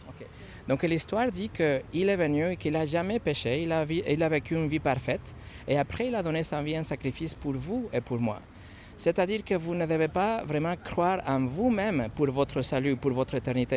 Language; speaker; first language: French; non-native, fluent; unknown